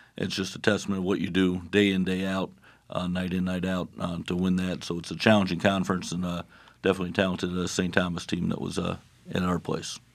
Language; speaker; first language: English; native; English